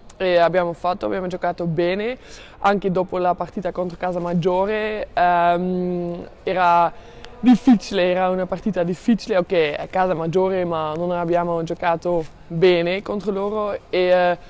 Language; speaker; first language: Italian; non-native, learner; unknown